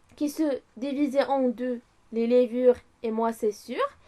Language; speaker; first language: French; non-native, local second language; Arabic